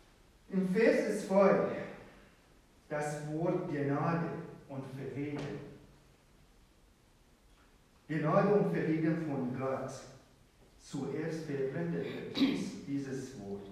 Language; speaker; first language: German; non-native, fluent; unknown